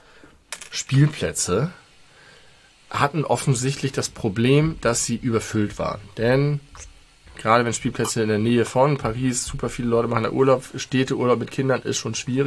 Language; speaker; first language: German; native; German